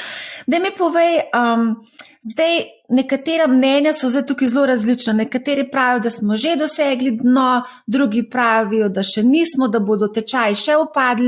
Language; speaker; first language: Slovenian; native; Slovenian